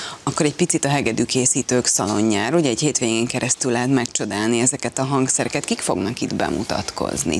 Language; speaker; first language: Hungarian; native; Hungarian